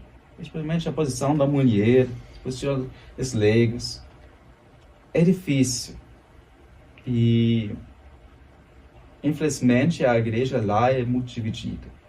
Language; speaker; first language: Portuguese; non-native, fluent; German